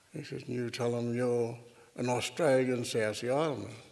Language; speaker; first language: English; native; English